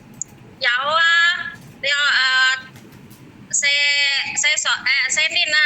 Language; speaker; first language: Cantonese; non-native, learner; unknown